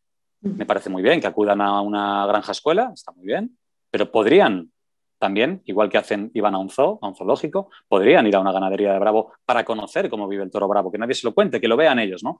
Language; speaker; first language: Spanish; native; Spanish